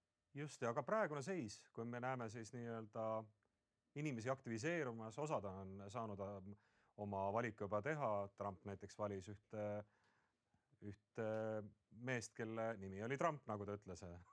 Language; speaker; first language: Estonian; native; Estonian